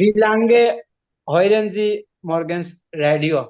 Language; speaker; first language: German; non-native, learner; Bangla